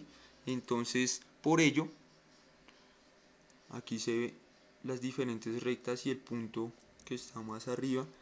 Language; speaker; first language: Spanish; native; Spanish